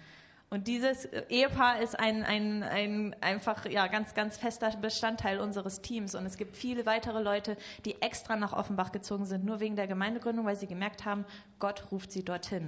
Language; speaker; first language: German; native; German